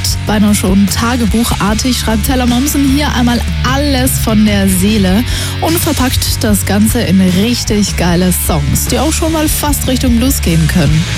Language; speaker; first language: German; native; German